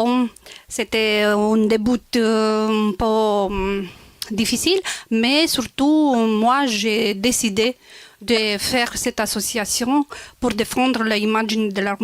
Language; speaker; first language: French; non-native, local second language; Romanian